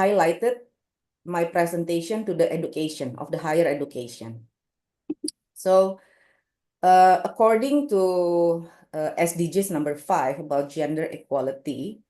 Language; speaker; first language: English; non-native, local second language; Indonesian